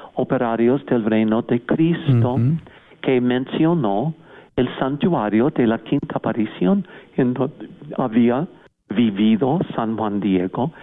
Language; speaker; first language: Spanish; non-native, fluent; English